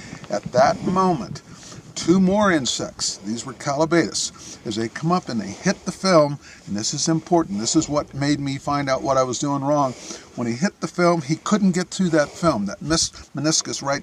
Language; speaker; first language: English; native; English